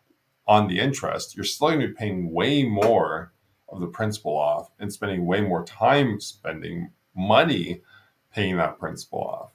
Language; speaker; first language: English; native; English